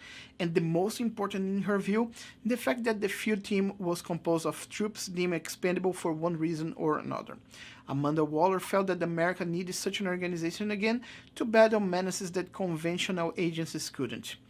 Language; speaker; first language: English; non-native, fluent; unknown